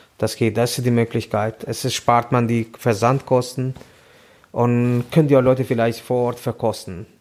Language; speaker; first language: German; non-native, fluent; Albanian